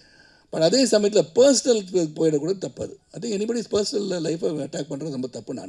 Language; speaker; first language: Tamil; native; Tamil